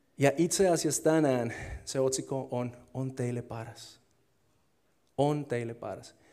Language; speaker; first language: Finnish; non-native, fluent; Spanish